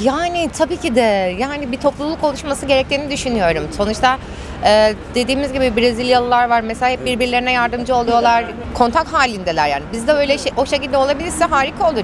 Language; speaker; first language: Turkish; native; Turkish